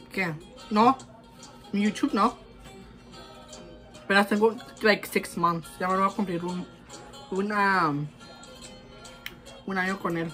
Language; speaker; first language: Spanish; early bilingual, heritage; Spanish